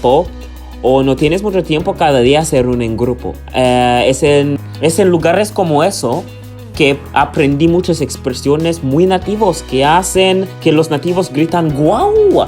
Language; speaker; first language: Spanish; non-native, learner; English